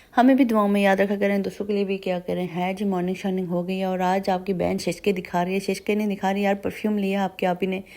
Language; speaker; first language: Hindi; non-native, local second language; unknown